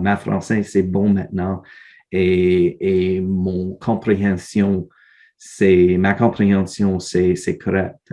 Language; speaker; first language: French; non-native, learner; English